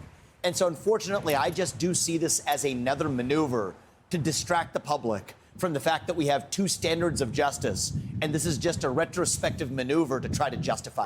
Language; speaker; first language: English; native; English